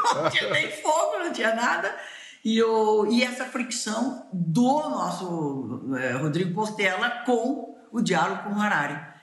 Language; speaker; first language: Portuguese; native; Portuguese